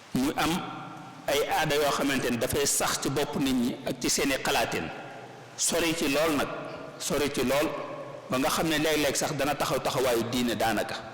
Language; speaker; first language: Wolof; native; Wolof